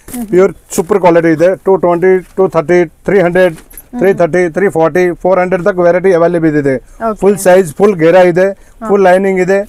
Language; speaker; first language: Kannada; non-native, local second language; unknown